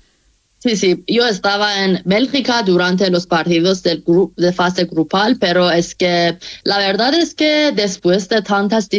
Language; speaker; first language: Spanish; non-native, fluent; Persian